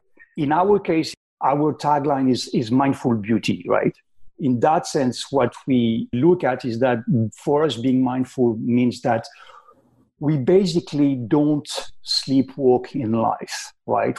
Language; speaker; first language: English; non-native, fluent; French